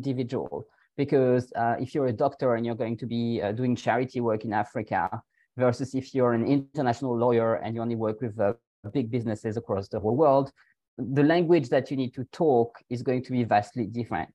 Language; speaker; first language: English; non-native, fluent; French